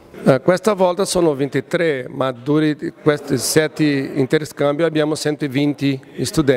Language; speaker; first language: Italian; non-native, learner; Portuguese